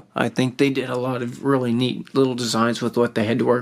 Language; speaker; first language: English; native; English